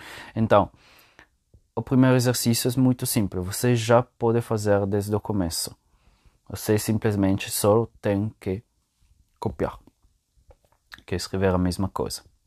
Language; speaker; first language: Portuguese; non-native, fluent; Italian